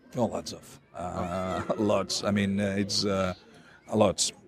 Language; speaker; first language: English; non-native, fluent; Catalan